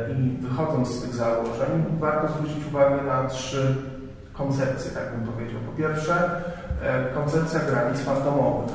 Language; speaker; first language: Polish; native; Polish